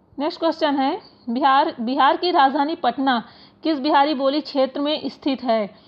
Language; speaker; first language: Hindi; native; Hindi